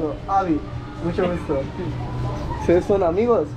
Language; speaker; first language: Spanish; non-native, learner; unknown